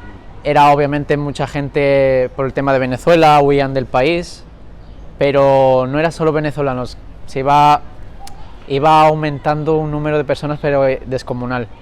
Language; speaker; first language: Spanish; early bilingual, other home language; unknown